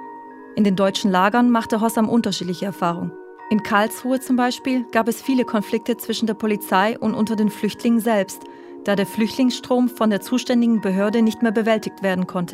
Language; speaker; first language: German; native; German